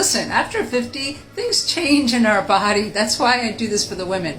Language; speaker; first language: English; native; English